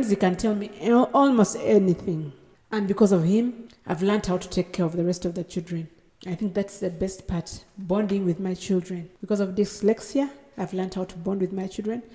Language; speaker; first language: English; non-native, local second language; Acoli